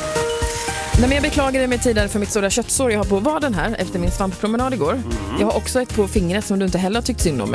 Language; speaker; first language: Swedish; native; Swedish